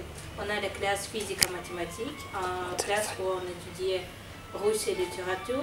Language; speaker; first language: French; non-native, learner; Russian